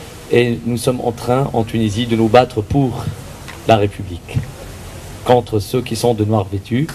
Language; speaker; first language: French; non-native, local second language; Arabic